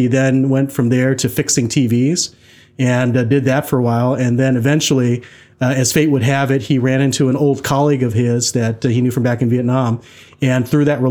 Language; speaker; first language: English; native; English